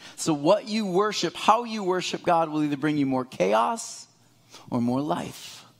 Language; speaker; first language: English; native; English